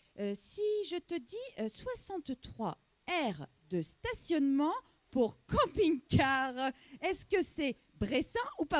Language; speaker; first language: French; native; French